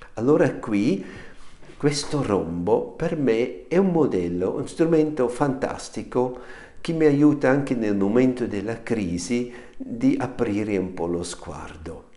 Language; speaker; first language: Italian; non-native, fluent; German